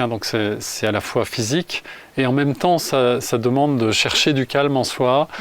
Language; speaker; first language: French; native; French